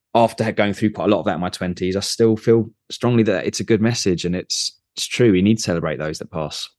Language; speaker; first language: English; native; English